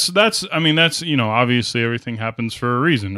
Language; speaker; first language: English; native; English